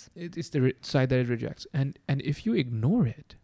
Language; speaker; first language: English; non-native, local second language; Urdu